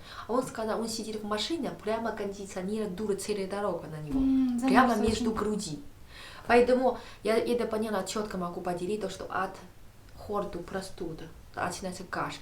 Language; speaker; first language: Russian; non-native, learner; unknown